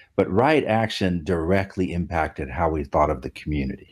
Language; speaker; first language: English; native; English